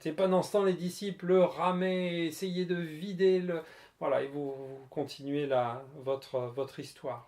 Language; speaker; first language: French; native; French